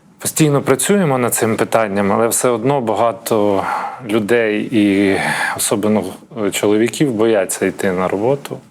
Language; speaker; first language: Ukrainian; native; Ukrainian